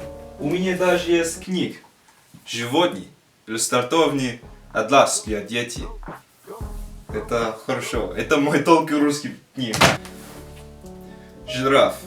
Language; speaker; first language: Russian; non-native, learner; English